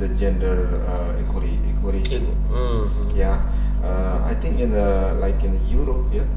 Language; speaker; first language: English; non-native, learner; Indonesian